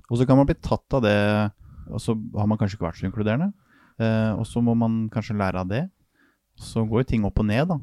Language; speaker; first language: Norwegian; native; Norwegian